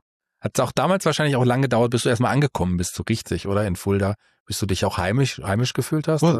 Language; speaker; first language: German; native; German